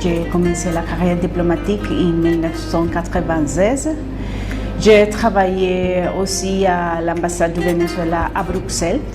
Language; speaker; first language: French; non-native, fluent; Spanish